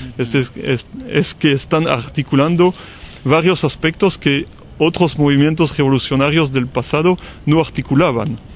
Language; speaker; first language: Spanish; non-native, fluent; French